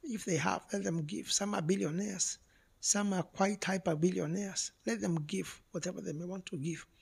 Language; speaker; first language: English; non-native, local second language; Kikuyu